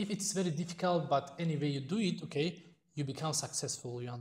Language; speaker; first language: English; non-native, fluent; Tajik